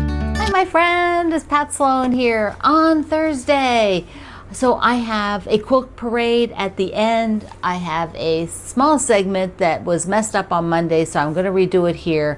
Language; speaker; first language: English; native; English